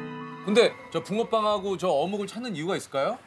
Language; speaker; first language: Korean; native; Korean